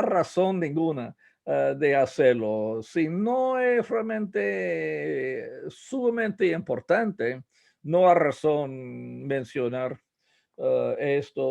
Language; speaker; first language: Spanish; non-native, fluent; English